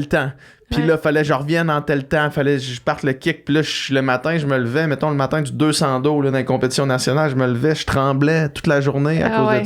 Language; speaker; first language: French; native; French